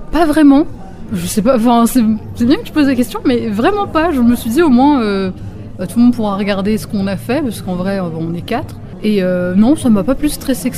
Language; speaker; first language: French; native; French